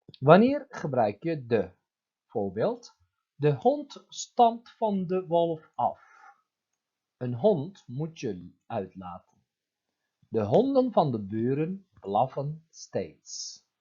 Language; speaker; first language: Dutch; non-native, fluent; Turkish